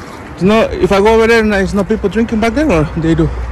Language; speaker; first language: English; non-native, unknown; Spanish